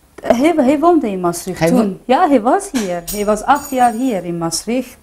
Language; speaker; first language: Dutch; non-native, fluent; Persian